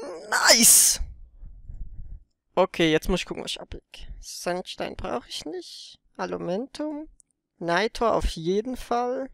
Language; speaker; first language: German; native; German